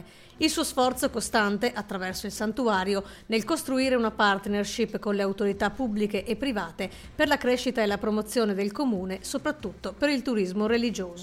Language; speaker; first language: Italian; native; Italian